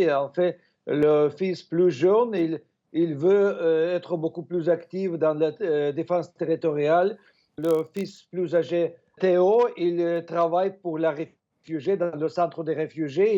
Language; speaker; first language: French; non-native, fluent; Ukrainian